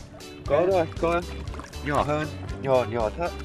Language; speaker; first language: Vietnamese; non-native, learner; English